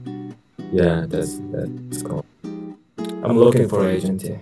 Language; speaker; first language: English; non-native, learner; Mongolian